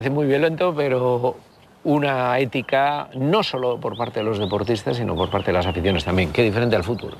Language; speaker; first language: Spanish; native; Spanish